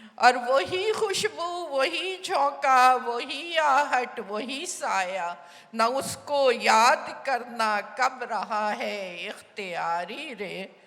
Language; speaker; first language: Urdu; native; Urdu